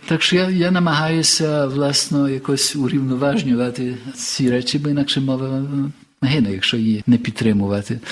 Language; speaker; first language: Ukrainian; early bilingual, heritage; Ukrainian